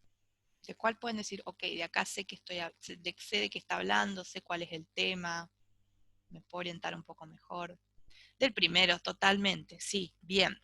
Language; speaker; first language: Spanish; native; Spanish